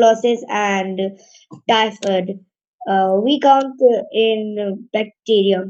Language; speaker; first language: English; non-native, learner; Hindi